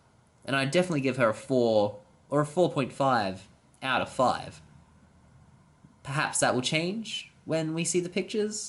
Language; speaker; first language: English; native; English